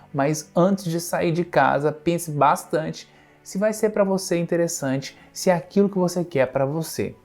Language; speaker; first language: Portuguese; native; Portuguese